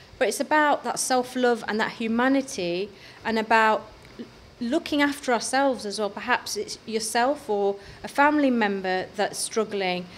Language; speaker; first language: English; early bilingual, other home language; Hindi